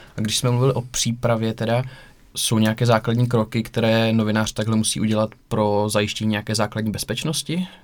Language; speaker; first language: Czech; native; Czech